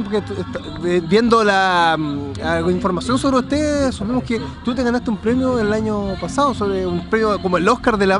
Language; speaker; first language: Spanish; native; Spanish